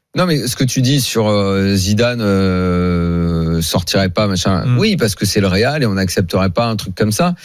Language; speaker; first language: French; native; French